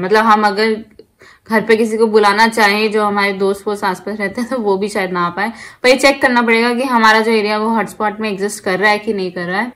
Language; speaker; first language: Hindi; native; Hindi